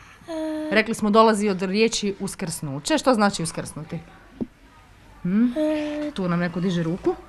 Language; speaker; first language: Croatian; native; Croatian